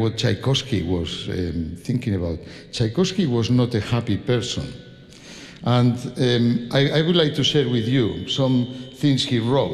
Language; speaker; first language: English; non-native, fluent; Spanish